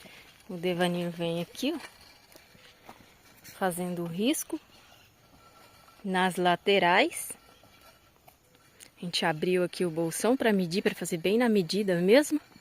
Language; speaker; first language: Portuguese; native; Portuguese